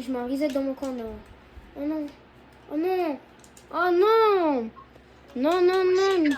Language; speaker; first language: French; native; French